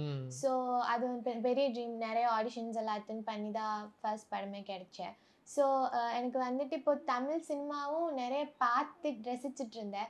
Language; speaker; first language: Tamil; non-native, local second language; Malayalam